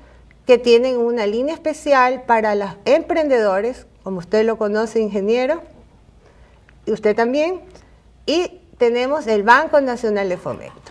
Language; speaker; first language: Spanish; native; Spanish